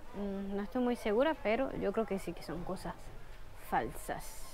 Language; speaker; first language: Spanish; early bilingual, heritage; Spanish